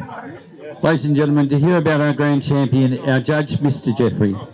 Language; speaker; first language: English; native; English